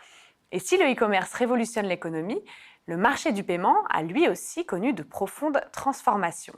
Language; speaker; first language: French; native; French